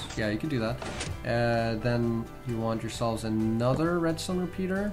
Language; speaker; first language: English; native; English